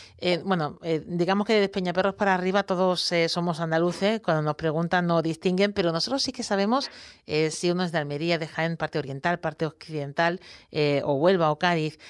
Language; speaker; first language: Spanish; native; Spanish